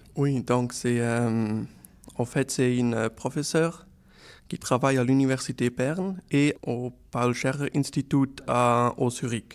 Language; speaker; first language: French; non-native, local second language; German